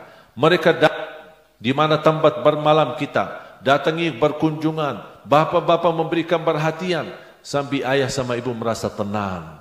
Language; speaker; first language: Indonesian; non-native, fluent; Arabic